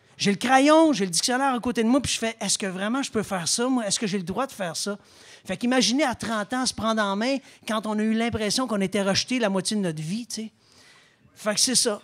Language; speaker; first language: French; native; French